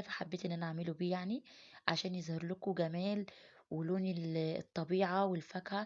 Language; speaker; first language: Arabic; native; Arabic